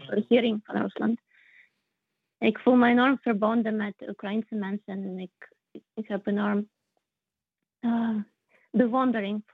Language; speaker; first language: Dutch; non-native, fluent; Russian